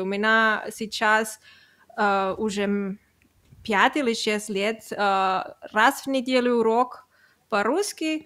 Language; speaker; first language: Russian; non-native, learner; Catalan